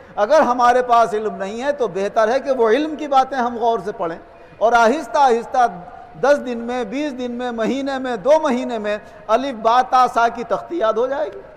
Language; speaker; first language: Urdu; native; Urdu